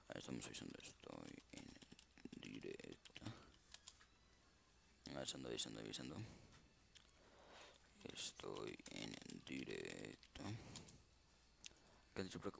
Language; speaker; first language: Spanish; native; Spanish